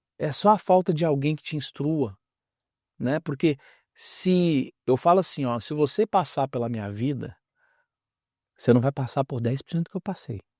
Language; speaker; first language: Portuguese; native; Portuguese